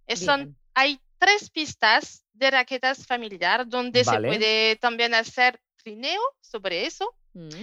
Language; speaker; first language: Spanish; non-native, learner; French